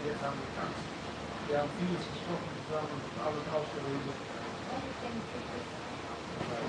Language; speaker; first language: German; non-native, learner; Thai